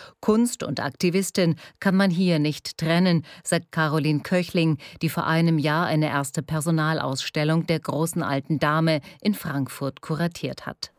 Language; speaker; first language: German; native; German